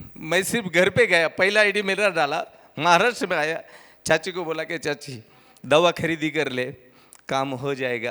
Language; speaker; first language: Hindi; non-native, local second language; Marathi